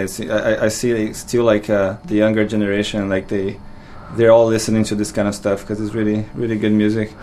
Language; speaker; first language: English; non-native, fluent; Portuguese